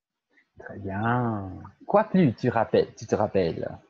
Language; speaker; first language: French; non-native, fluent; Portuguese